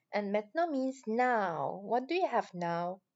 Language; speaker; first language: English; non-native, fluent; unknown